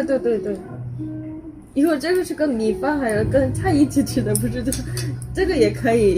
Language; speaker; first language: Chinese; non-native, fluent; Korean